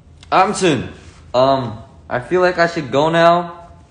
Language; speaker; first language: English; early bilingual, other home language; Korean